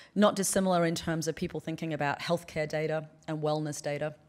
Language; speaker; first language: English; native; English